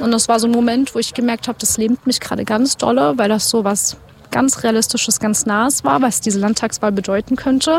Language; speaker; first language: German; native; German